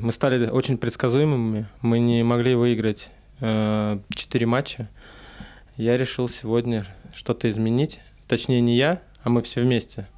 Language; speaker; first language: Russian; native; Russian